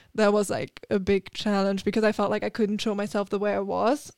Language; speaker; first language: English; non-native, fluent; German